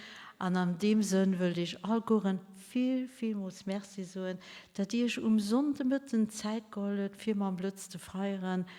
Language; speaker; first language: German; native; German